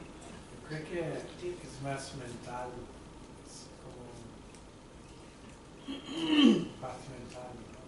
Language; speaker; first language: Spanish; non-native, fluent; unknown